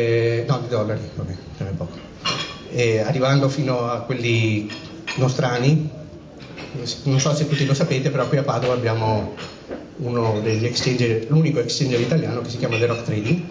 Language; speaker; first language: Italian; native; Italian